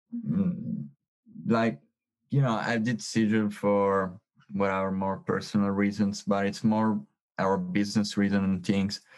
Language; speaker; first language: English; non-native, fluent; Italian